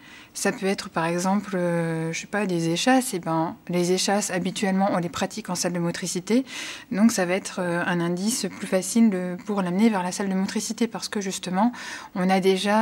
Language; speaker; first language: French; native; French